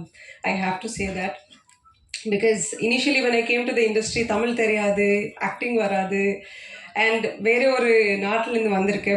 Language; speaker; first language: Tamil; non-native, fluent; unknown